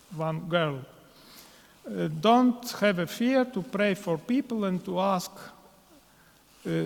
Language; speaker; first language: English; non-native, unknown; Latvian